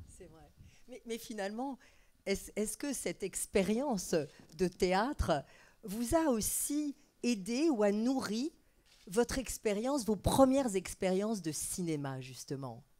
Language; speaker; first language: French; native; French